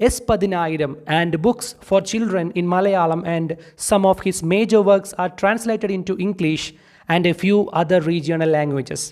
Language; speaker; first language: English; non-native, local second language; Malayalam